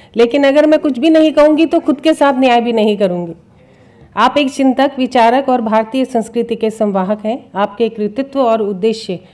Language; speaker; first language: Hindi; native; Hindi